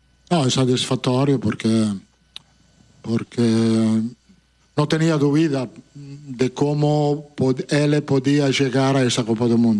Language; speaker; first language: Portuguese; non-native, fluent; Italian